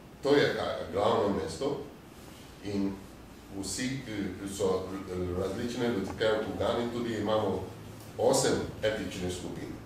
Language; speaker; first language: Slovenian; non-native, fluent; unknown